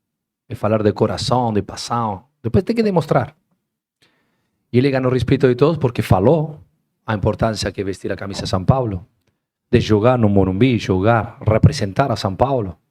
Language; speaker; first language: Portuguese; non-native, learner; Spanish